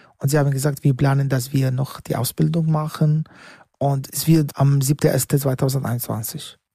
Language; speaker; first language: German; non-native, learner; Arabic